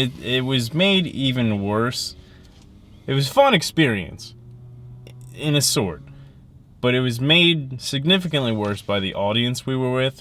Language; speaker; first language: English; native; English